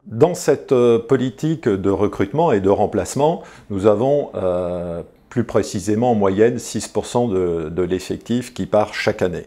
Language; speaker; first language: French; native; French